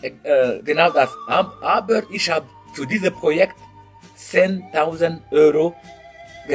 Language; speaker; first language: German; non-native, learner; French